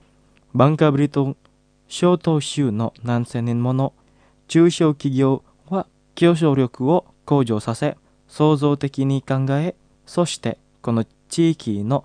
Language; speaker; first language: Japanese; non-native, fluent; Indonesian